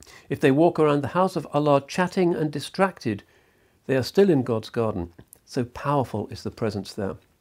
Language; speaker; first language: English; native; English